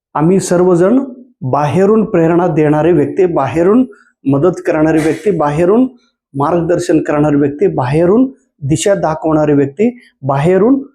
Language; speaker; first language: Marathi; non-native, local second language; Kannada